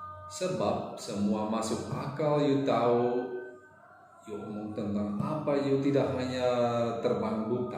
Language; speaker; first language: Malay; non-native, fluent; English